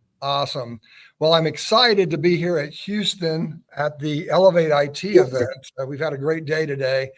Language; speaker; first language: English; native; English